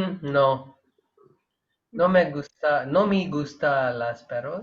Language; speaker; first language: Spanish; non-native, learner; Malayalam